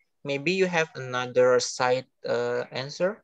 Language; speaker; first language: English; non-native, fluent; Indonesian